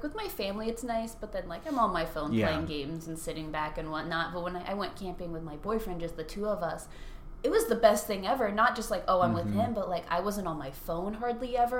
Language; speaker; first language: English; native; English